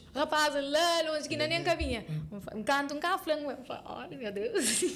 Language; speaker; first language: Portuguese; non-native, local second language; Kabuverdianu